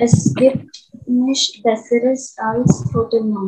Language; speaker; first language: German; non-native, learner; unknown